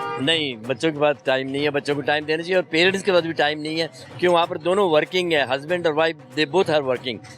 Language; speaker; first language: Urdu; non-native, local second language; Punjabi